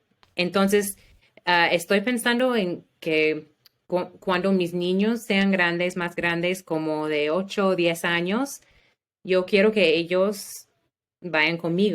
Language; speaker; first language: Spanish; non-native, learner; English